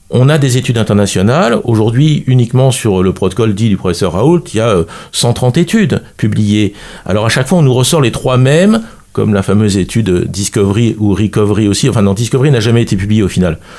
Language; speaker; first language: French; native; French